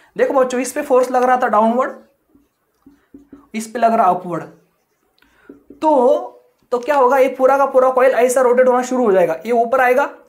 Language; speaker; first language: Hindi; non-native, local second language; Marathi